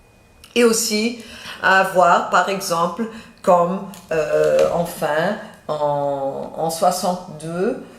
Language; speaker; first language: French; non-native, fluent; Portuguese